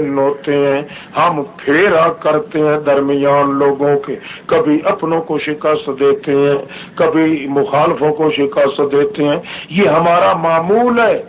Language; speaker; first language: Urdu; non-native, local second language; Saraiki